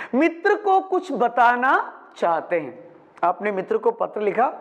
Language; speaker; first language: Hindi; non-native, local second language; Malayalam